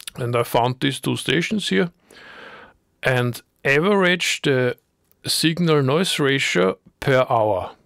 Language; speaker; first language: English; non-native, learner; German